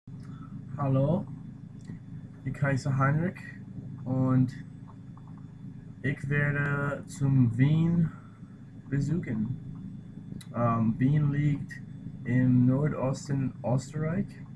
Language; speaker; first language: German; non-native, learner; English